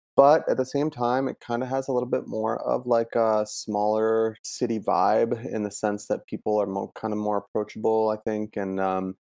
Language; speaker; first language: English; early bilingual, other home language; Italian